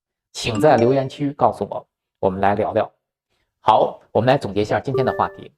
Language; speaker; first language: Chinese; native; Chinese